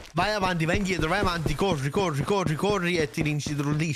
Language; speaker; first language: Italian; native; Italian